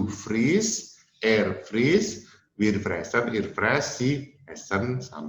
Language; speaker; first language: German; non-native, fluent; Indonesian